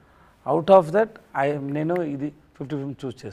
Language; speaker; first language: Telugu; non-native, learner; Tamil